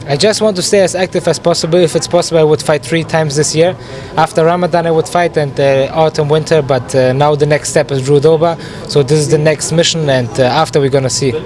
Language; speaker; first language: English; non-native, fluent; German